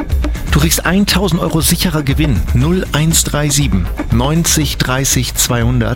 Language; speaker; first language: German; native; German